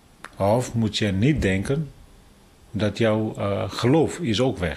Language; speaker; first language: Dutch; non-native, fluent; Tibetan